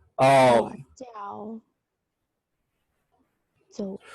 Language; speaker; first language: Chinese; non-native, learner; Khmer